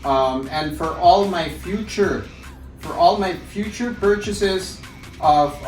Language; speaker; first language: English; non-native, local second language; Filipino